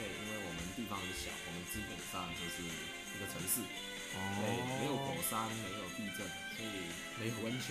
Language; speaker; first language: Chinese; non-native, local second language; Cantonese